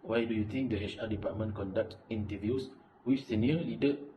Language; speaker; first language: English; non-native, local second language; Malay